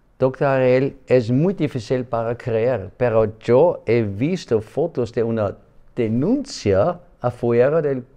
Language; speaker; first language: Spanish; non-native, learner; German